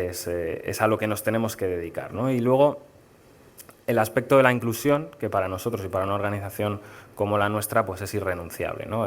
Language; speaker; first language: Spanish; native; Spanish